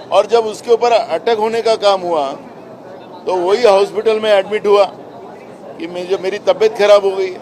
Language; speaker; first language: Hindi; non-native, local second language; Marathi